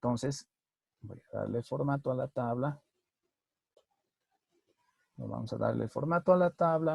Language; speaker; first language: Spanish; native; Spanish